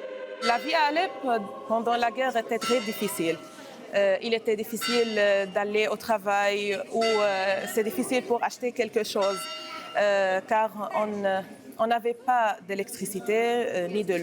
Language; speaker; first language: French; non-native, learner; Arabic